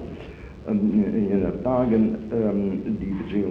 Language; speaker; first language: German; non-native, fluent; Italian